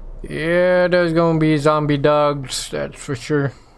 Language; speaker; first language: English; non-native, local second language; Malay